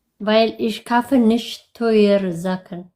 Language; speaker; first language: German; non-native, learner; Amharic